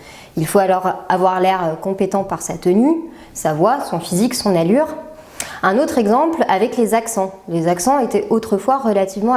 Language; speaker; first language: French; native; French